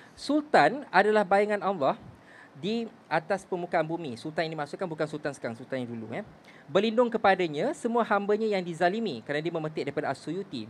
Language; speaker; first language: Malay; native; Malay